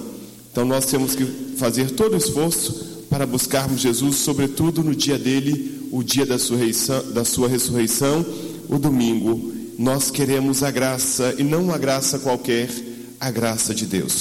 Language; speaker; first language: Portuguese; native; Portuguese